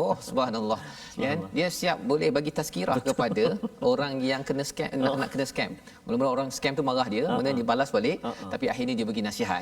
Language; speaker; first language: Malay; native; Malay